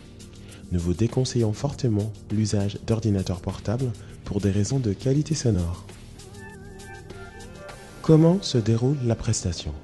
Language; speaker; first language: French; native; French